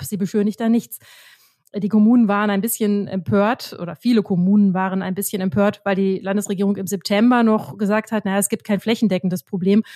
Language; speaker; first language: German; native; German